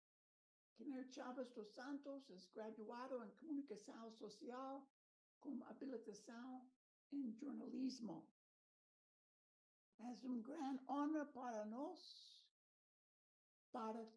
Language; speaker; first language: Portuguese; non-native, learner; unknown